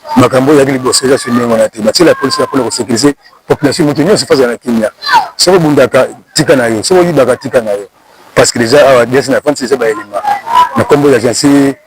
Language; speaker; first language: Lingala; native; Lingala